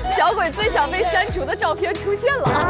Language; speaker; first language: Chinese; native; Chinese